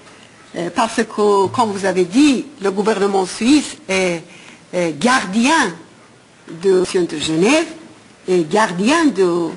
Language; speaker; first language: French; non-native, fluent; Persian